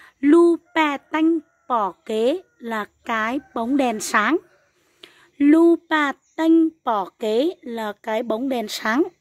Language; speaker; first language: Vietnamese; non-native, local second language; Hmong